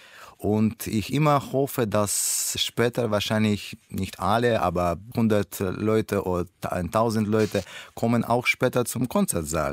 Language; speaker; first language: German; non-native, learner; Russian